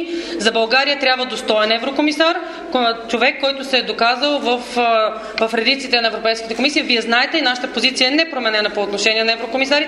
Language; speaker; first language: Bulgarian; native; Bulgarian